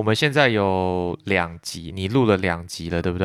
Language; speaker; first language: Chinese; native; Chinese